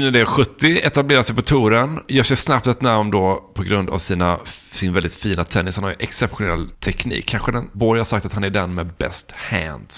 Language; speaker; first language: Swedish; native; Swedish